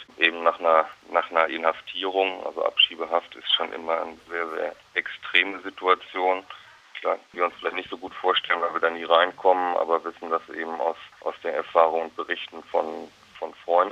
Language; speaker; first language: German; native; German